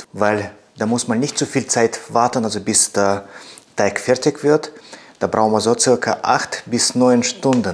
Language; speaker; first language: German; non-native, fluent; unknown